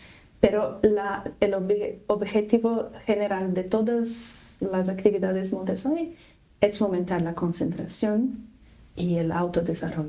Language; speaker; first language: Spanish; non-native, fluent; Portuguese